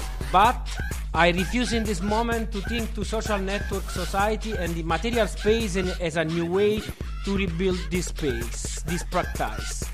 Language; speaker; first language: English; non-native, fluent; Italian